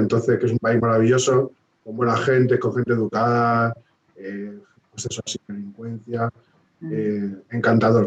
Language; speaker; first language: Spanish; native; Spanish